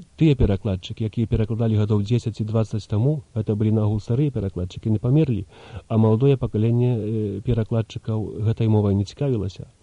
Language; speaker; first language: Belarusian; early bilingual, heritage; Belarusian